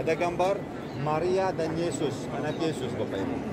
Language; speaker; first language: Indonesian; non-native, fluent; Turkish